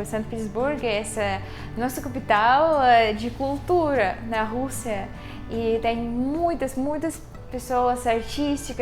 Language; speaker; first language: Portuguese; non-native, fluent; Russian